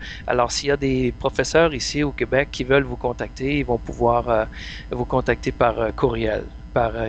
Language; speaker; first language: French; native; French